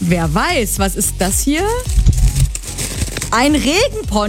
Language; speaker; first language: German; native; German